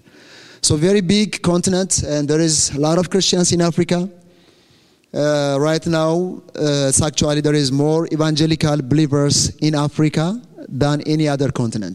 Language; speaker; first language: English; non-native, fluent; Amharic